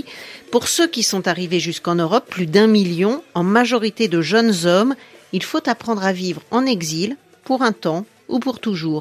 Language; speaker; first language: French; native; French